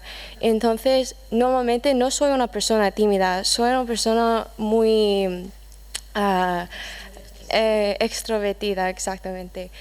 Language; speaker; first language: Spanish; non-native, fluent; English